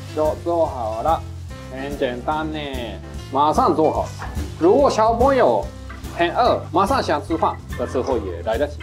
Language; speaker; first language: Chinese; non-native, fluent; Japanese